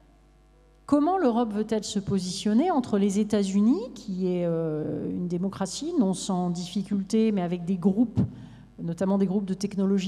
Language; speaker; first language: French; native; French